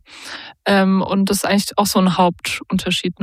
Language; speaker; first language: German; native; German